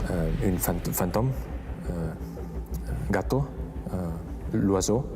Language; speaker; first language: French; non-native, fluent; Russian